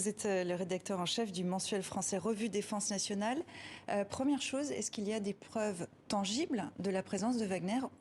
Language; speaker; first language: French; native; French